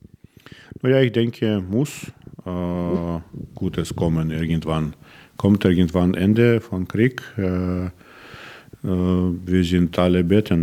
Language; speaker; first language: German; non-native, learner; Russian